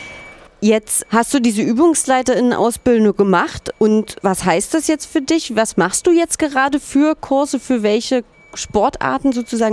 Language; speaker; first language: German; native; German